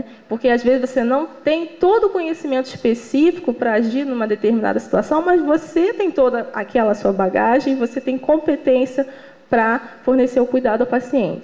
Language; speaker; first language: Portuguese; native; Portuguese